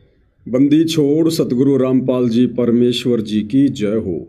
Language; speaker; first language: Hindi; native; Hindi